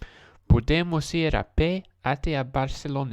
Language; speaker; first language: Portuguese; non-native, learner; English